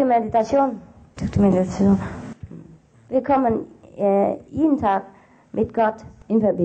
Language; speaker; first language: German; non-native, fluent; Vietnamese